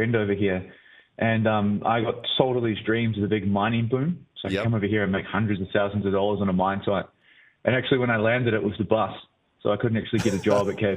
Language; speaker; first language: English; native; English